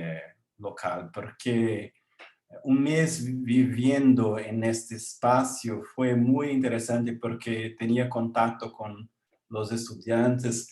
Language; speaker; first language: Spanish; non-native, learner; Portuguese